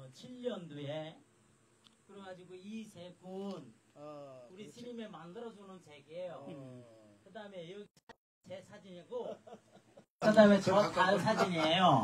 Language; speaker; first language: Korean; non-native, fluent; Bangla